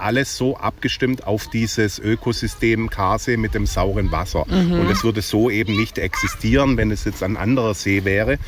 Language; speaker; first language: German; native; German